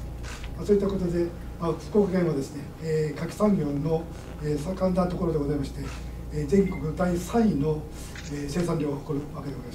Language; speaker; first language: Japanese; native; Japanese